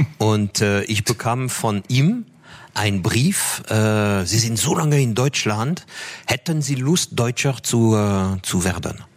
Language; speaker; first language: German; non-native, fluent; French